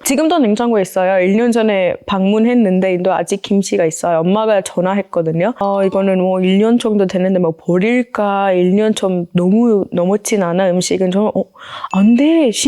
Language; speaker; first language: Korean; non-native, fluent; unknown